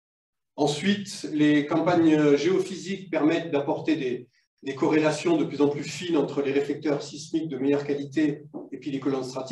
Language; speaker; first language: French; native; French